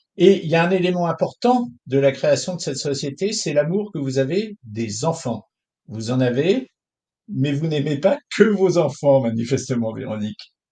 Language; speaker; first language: French; native; French